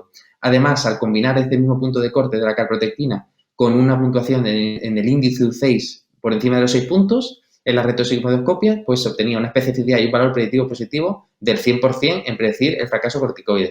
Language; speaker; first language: Spanish; native; Spanish